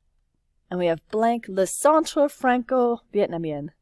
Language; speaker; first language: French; non-native, fluent; English